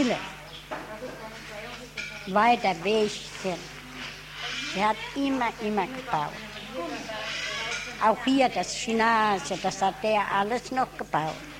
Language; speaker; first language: German; early bilingual, heritage; German